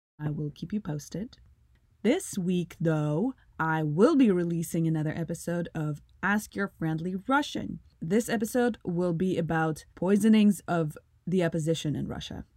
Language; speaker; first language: English; non-native, fluent; Russian